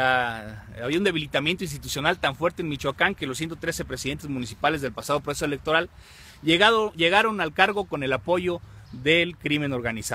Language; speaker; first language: Spanish; native; Spanish